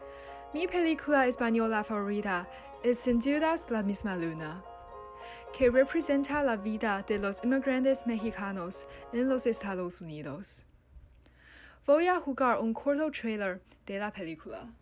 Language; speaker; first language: Spanish; non-native, fluent; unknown